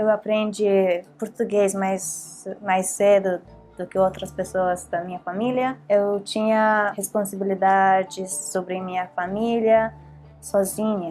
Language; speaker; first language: Portuguese; non-native, learner; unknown